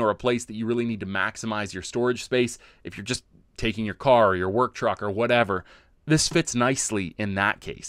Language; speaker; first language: English; native; English